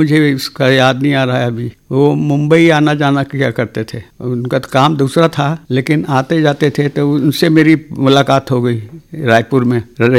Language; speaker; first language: Hindi; non-native, local second language; Chhattisgarhi